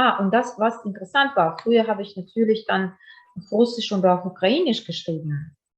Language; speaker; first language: German; non-native, fluent; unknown